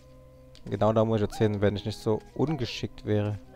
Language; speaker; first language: German; native; German